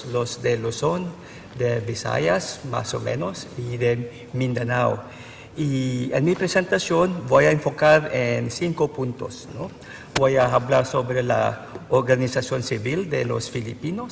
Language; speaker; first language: Spanish; non-native, fluent; Filipino